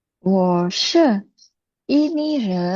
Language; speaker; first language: Chinese; non-native, learner; Indonesian